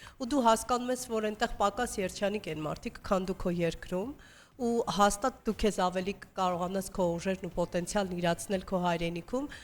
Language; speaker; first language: Armenian; native; Armenian